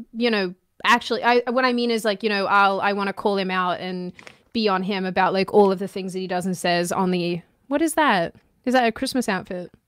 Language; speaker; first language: English; native; English